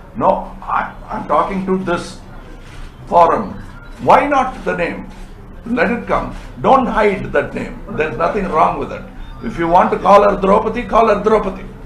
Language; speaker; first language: English; non-native, local second language; Tamil